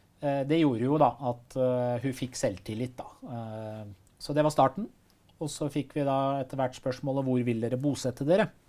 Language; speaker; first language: Norwegian; early bilingual, other home language; Persian